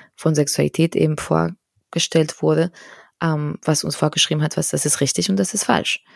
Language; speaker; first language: German; non-native, fluent; Spanish